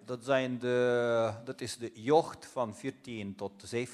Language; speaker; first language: Dutch; non-native, fluent; Russian